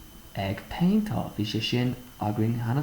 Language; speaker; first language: Irish; non-native, local second language; English